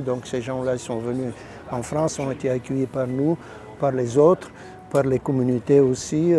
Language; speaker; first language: French; non-native, fluent; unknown